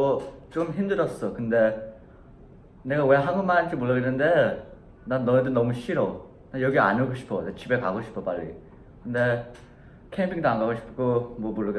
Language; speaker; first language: Korean; early bilingual, other home language; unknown